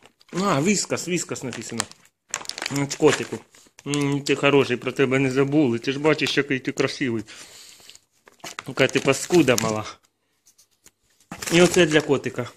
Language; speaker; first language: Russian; non-native, local second language; Ukrainian